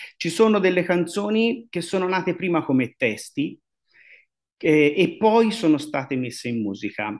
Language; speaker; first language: Italian; native; Italian